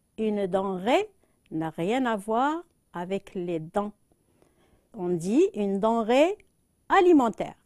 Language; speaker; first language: French; non-native, local second language; Arabic